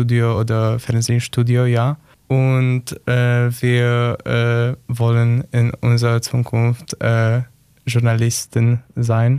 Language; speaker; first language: German; non-native, learner; Polish